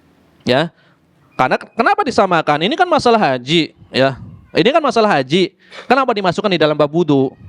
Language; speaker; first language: Indonesian; native; Indonesian